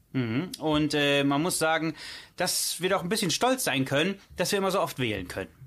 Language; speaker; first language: German; early bilingual, other home language; Italian